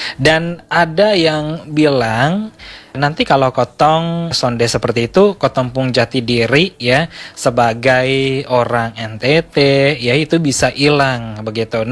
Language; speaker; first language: Indonesian; native; Indonesian